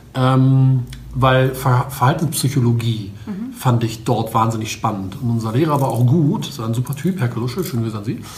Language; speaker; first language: German; native; German